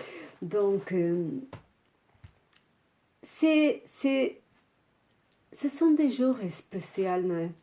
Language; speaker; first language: French; non-native, fluent; Portuguese